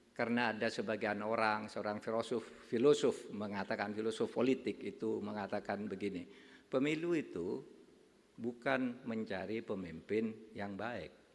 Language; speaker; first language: Indonesian; non-native, local second language; Madurese